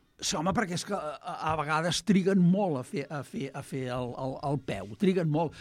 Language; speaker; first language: Catalan; native; Catalan